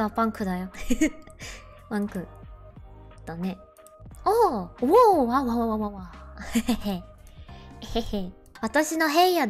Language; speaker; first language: Japanese; non-native, learner; Russian